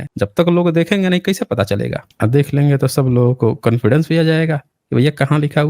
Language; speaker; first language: Hindi; native; Hindi